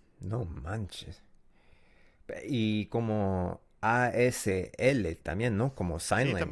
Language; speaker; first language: Spanish; non-native, learner; English